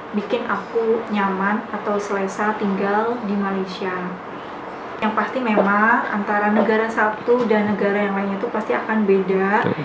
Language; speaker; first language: Indonesian; native; Indonesian